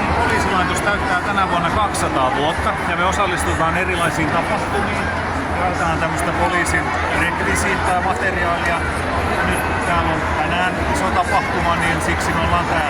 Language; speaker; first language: Finnish; native; Finnish